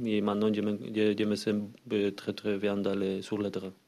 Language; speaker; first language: French; non-native, learner; Spanish